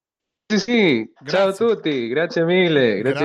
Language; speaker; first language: Italian; non-native, learner; Spanish